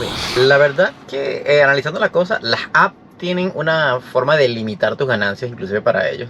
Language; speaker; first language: Spanish; native; Spanish